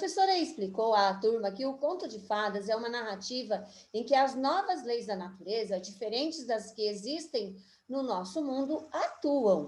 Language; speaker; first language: Portuguese; native; Portuguese